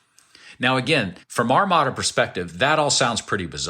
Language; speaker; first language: English; native; English